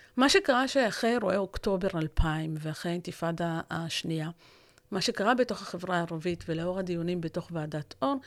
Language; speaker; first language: Hebrew; non-native, local second language; Arabic